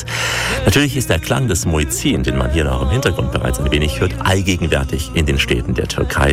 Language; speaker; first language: German; native; German